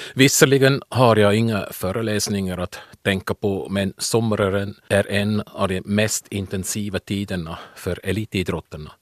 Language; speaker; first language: Swedish; non-native, fluent; Swiss German